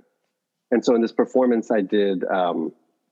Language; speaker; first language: English; native; English